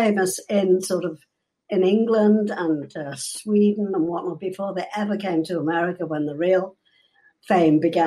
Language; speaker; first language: English; native; English